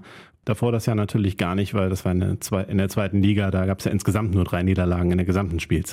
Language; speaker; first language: German; native; German